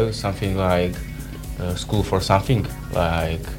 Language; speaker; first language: English; non-native, learner; Slovak